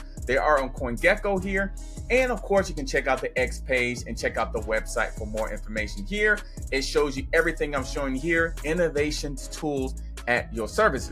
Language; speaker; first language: English; native; English